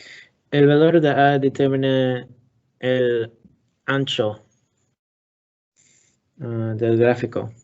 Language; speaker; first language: Spanish; non-native, learner; English